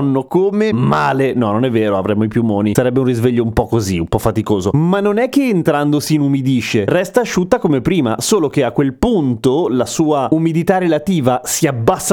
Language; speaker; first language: Italian; native; Italian